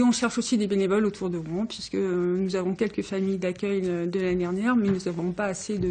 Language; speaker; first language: French; native; French